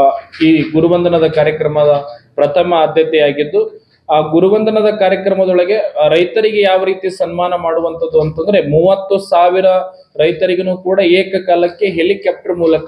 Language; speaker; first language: Kannada; native; Kannada